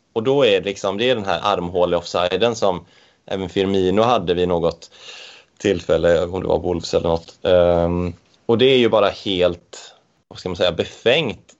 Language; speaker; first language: Swedish; native; Swedish